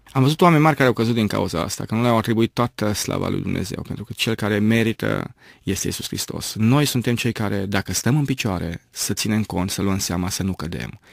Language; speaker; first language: Romanian; native; Romanian